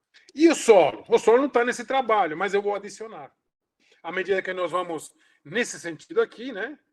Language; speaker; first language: Portuguese; non-native, fluent; Spanish